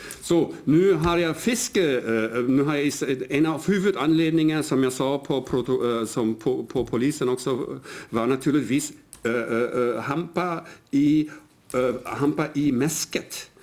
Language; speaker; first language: Swedish; non-native, fluent; German